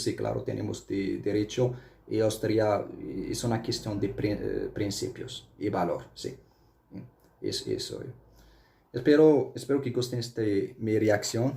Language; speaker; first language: Spanish; non-native, fluent; Arabic